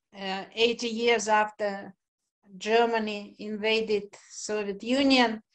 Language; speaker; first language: English; non-native, fluent; Russian